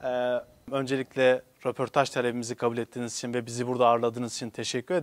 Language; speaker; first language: Turkish; non-native, local second language; Kurdish